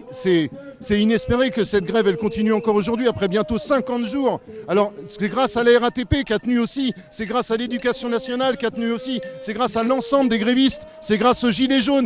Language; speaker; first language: French; native; French